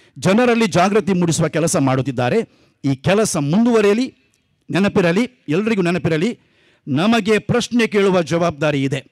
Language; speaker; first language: Kannada; non-native, local second language; Konkani